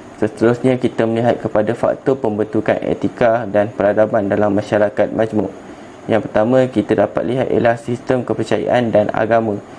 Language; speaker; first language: Malay; native; Malay